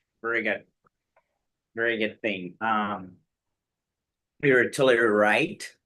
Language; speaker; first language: English; non-native, fluent; Portuguese